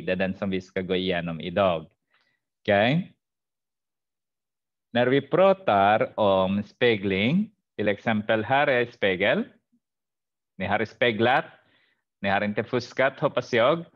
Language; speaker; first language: Swedish; non-native, fluent; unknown